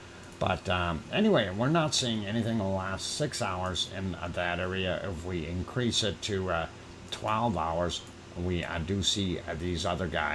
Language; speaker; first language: English; native; English